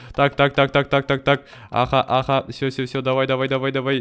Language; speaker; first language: Russian; non-native, local second language; Kazakh